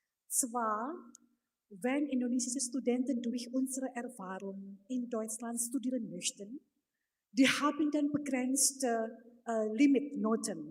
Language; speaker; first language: German; non-native, fluent; Indonesian